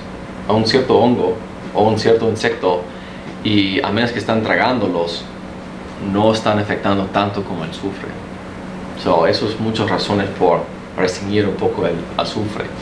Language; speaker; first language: Spanish; early bilingual, heritage; Spanish